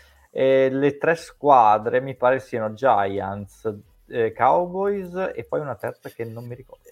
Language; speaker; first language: Italian; native; Italian